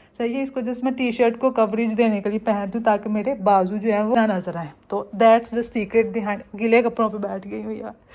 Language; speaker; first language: Urdu; native; Urdu